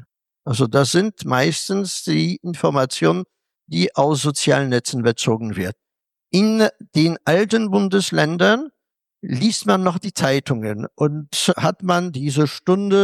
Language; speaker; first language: German; non-native, fluent; Polish